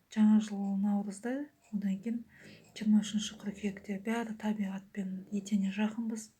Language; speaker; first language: Kazakh; native; Kazakh